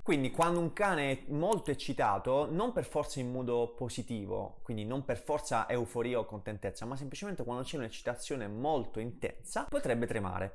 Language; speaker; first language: Italian; native; Italian